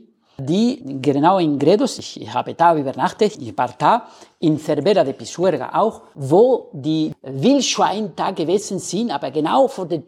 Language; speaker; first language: German; non-native, learner; Spanish